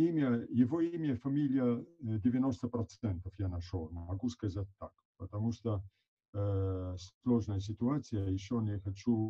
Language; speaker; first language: Russian; non-native, fluent; Italian